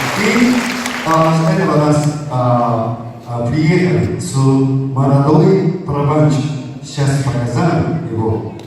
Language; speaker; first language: Russian; non-native, learner; Japanese